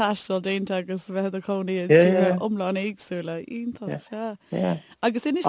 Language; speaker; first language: Irish; native; Irish